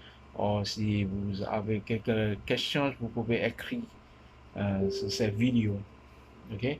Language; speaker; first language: French; non-native, learner; Min Nan Chinese